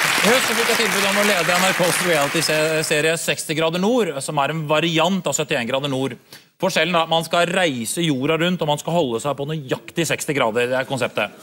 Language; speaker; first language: Norwegian; native; Norwegian